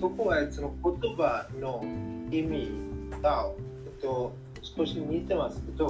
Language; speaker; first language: Japanese; non-native, learner; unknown